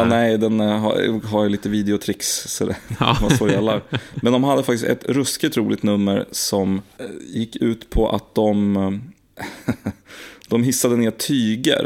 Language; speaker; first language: Swedish; native; Swedish